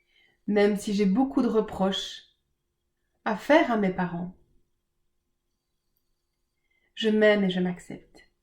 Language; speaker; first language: French; native; French